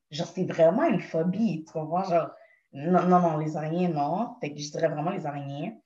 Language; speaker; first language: French; native; French